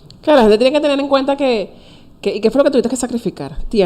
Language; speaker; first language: Spanish; native; Spanish